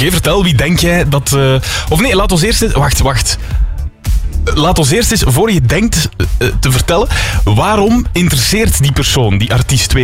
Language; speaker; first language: Dutch; native; Dutch